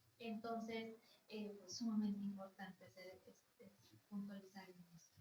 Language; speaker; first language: Spanish; non-native, local second language; Yucateco